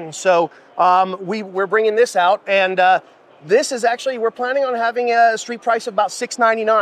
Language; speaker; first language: English; native; English